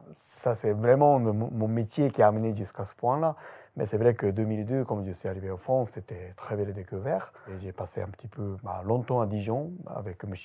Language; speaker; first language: French; non-native, learner; Japanese